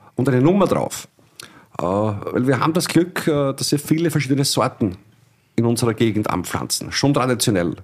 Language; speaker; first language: German; native; German